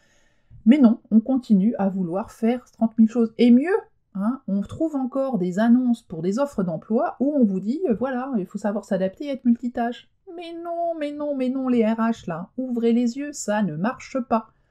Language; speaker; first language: French; native; French